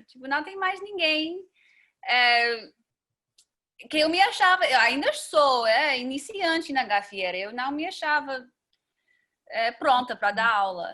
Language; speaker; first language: Portuguese; non-native, fluent; English